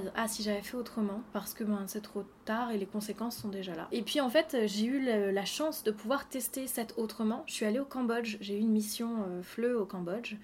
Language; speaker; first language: French; native; French